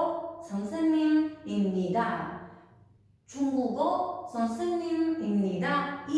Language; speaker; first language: Korean; non-native, fluent; Albanian